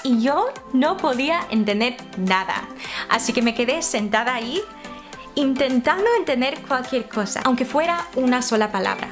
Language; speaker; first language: Spanish; non-native, fluent; English